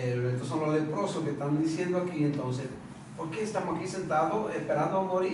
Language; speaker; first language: Spanish; native; Spanish